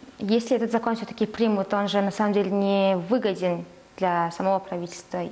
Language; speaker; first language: Russian; non-native, fluent; Mongolian